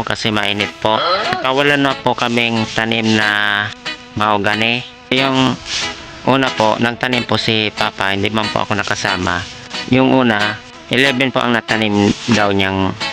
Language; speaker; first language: Filipino; non-native, local second language; Bikol